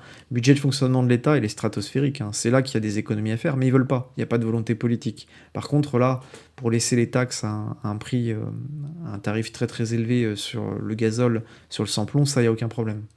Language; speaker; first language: French; native; French